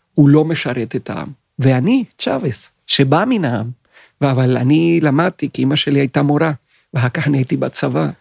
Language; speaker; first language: Hebrew; non-native, fluent; Spanish